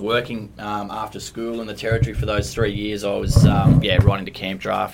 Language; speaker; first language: English; native; English